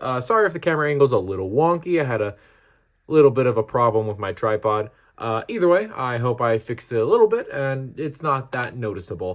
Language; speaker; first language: English; native; English